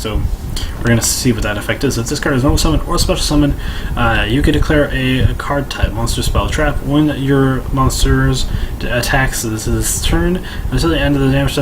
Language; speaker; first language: English; native; English